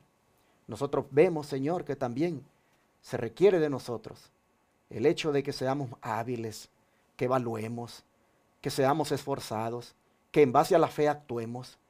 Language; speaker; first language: Spanish; native; Spanish